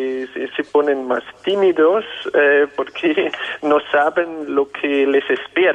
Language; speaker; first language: Spanish; non-native, fluent; German